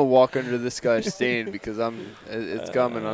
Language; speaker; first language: English; native; English